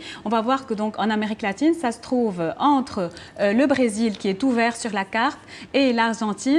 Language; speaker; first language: French; non-native, local second language; Arabic